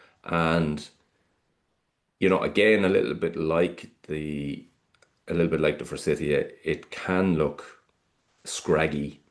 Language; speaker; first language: English; native; English